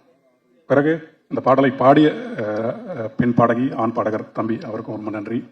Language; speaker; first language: Tamil; native; Tamil